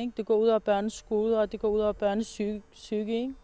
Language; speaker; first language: Danish; non-native, fluent; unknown